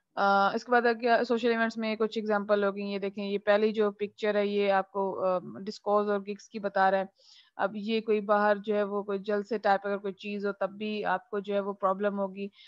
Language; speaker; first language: Urdu; non-native, local second language; Punjabi